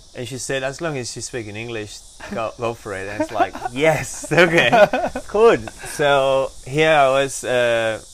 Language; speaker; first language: English; non-native, fluent; Spanish